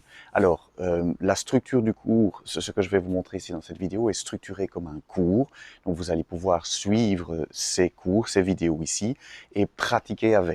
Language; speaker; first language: French; native; French